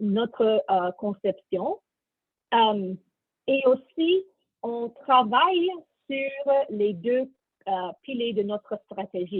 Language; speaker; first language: French; non-native, learner; English